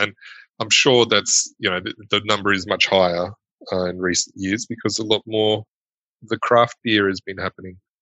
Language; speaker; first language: English; early bilingual, other home language; German